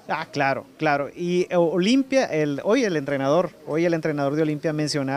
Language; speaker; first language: Spanish; native; Spanish